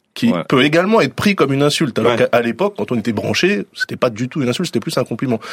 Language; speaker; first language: French; native; French